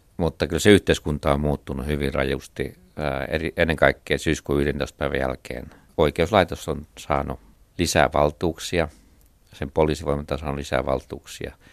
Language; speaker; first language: Finnish; native; Finnish